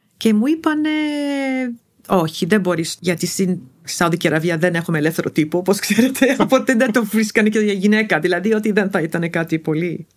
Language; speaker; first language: Greek; non-native, fluent; Arabic